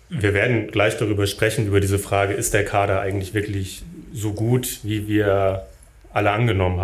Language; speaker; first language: German; native; German